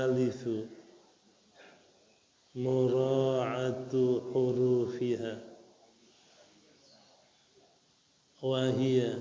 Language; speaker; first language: Arabic; non-native, fluent; Indonesian